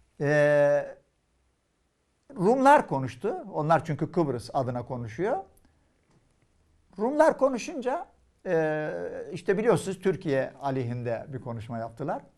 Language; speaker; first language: Turkish; non-native, fluent; Arabic